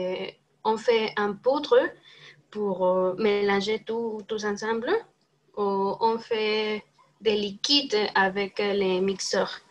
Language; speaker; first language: French; non-native, learner; Spanish